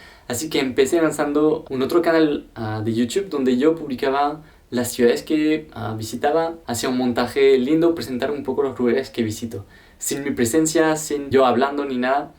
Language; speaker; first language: Spanish; non-native, fluent; French